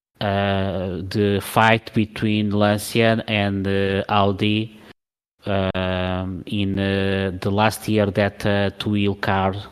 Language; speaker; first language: English; non-native, learner; Portuguese